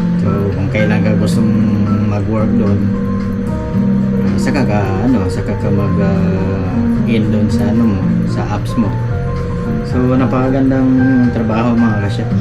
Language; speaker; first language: Filipino; non-native, local second language; Hiligaynon